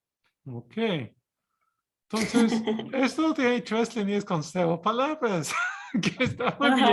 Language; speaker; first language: Spanish; non-native, fluent; English